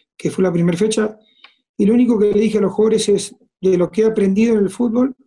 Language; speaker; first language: Spanish; native; Spanish